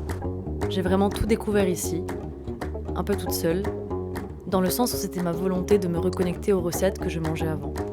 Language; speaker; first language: French; non-native, local second language; Arabic